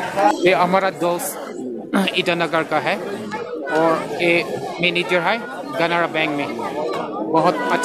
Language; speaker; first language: Hindi; non-native, local second language; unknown